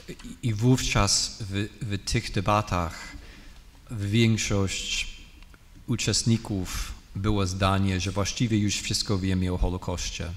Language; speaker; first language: Polish; non-native, fluent; English